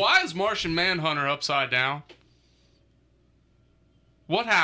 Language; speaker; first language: English; native; English